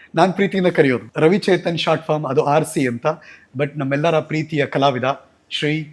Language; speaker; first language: Kannada; native; Kannada